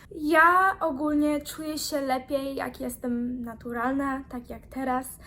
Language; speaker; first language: Polish; early bilingual, heritage; Polish